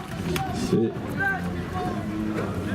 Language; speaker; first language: French; native; French